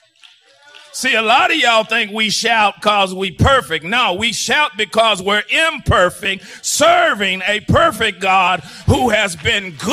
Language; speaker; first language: English; native; English